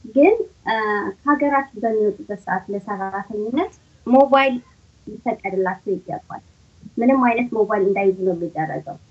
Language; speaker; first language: Amharic; native; Amharic